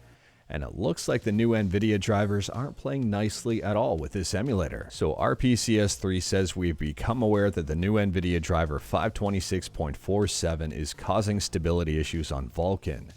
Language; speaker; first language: English; native; English